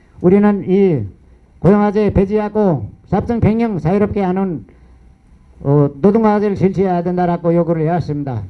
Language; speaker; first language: Korean; non-native, fluent; Nepali